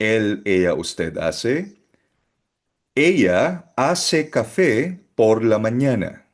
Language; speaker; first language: Spanish; non-native, fluent; Filipino